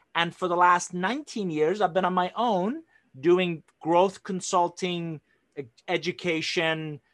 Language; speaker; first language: English; non-native, fluent; Persian